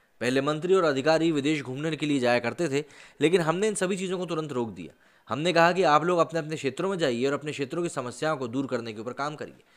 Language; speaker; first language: Hindi; native; Hindi